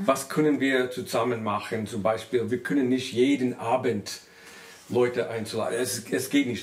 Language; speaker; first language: German; non-native, learner; English